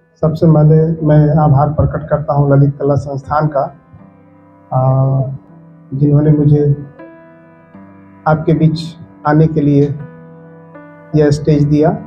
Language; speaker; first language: Hindi; native; Hindi